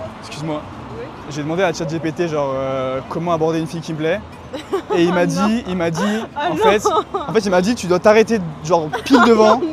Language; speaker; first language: French; native; French